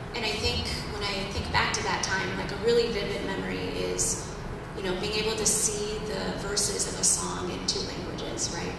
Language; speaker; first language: English; native; English